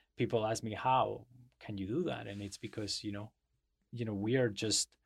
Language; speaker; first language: English; non-native, fluent; Spanish